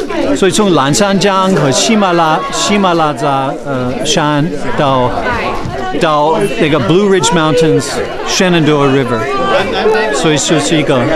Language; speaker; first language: Chinese; non-native, fluent; English